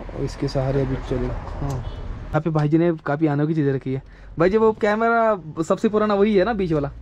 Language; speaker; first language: Hindi; non-native, local second language; Marathi